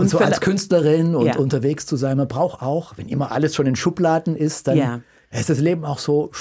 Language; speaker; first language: German; native; German